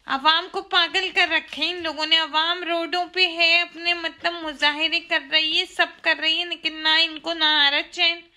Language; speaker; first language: Urdu; native; Urdu